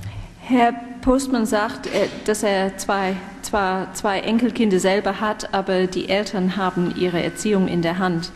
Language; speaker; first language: German; non-native, fluent; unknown